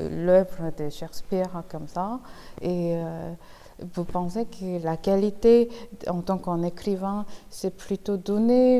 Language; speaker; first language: French; non-native, fluent; Korean